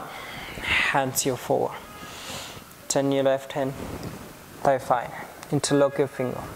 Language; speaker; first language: English; non-native, local second language; Hindi